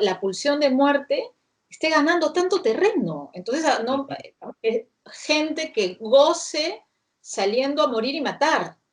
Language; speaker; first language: Spanish; native; Spanish